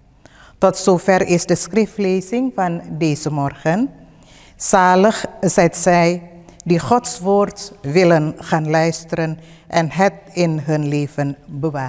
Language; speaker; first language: Dutch; non-native, fluent; Indonesian